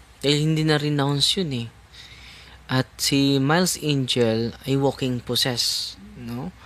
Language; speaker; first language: Filipino; non-native, local second language; Cebuano